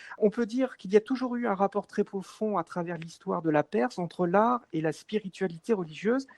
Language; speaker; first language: French; native; French